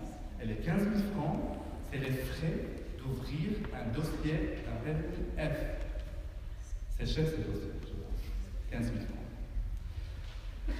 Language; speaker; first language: French; non-native, fluent; Arabic